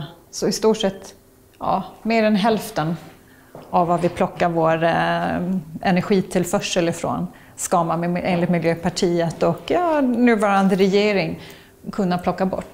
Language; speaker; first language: Swedish; native; Swedish